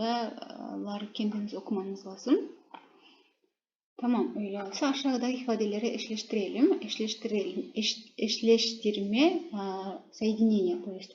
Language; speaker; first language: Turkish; non-native, fluent; Kazakh